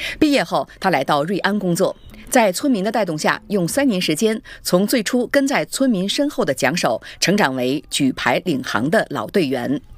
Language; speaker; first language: Chinese; native; Chinese